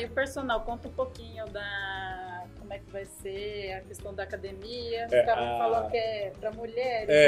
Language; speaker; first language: Portuguese; native; Portuguese